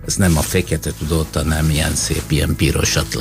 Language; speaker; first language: Hungarian; non-native, fluent; Italian